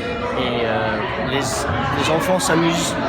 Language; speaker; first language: French; non-native, local second language; English